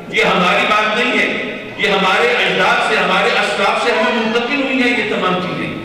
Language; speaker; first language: Urdu; native; Urdu